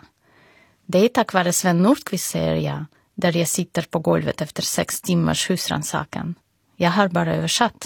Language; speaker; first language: Swedish; non-native, fluent; Russian